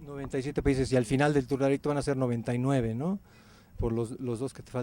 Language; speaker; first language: Spanish; native; Spanish